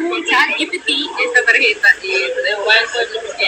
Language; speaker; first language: Spanish; native; Spanish